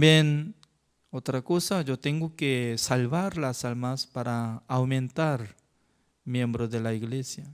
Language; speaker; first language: Spanish; non-native, learner; Korean